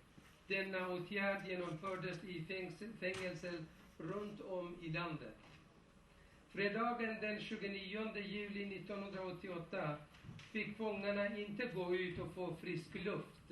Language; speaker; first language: Swedish; non-native, fluent; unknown